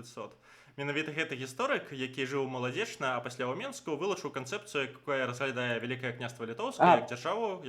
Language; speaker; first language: Belarusian; non-native, local second language; Russian